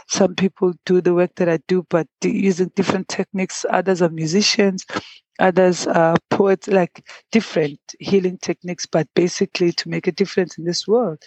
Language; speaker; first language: English; non-native, local second language; Zulu